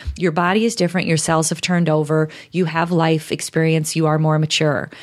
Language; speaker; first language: English; native; English